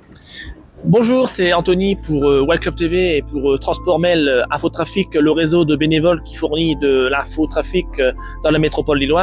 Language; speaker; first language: French; native; French